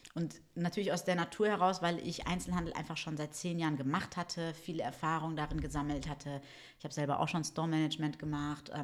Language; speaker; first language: German; early bilingual, other home language; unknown